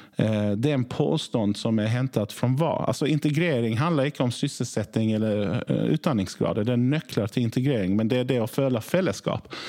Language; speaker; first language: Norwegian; early bilingual, other home language; Swedish